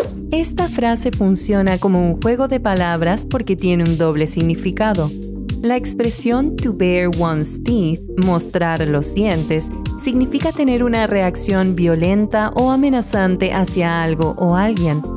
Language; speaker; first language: Spanish; native; Spanish